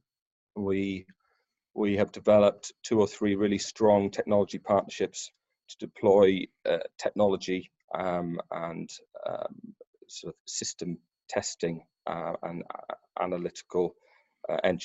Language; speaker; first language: English; native; English